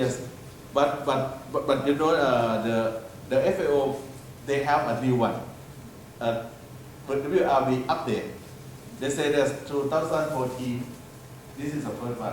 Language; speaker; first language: English; non-native, learner; Thai